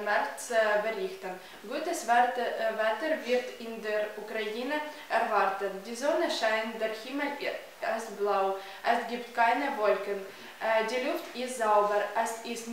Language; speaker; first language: German; non-native, learner; Ukrainian